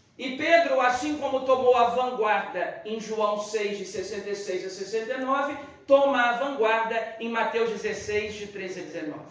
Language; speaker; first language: Portuguese; native; Portuguese